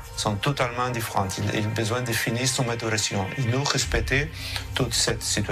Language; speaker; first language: French; non-native, fluent; Portuguese